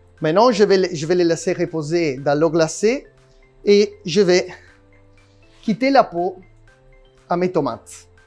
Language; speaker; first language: French; non-native, learner; Italian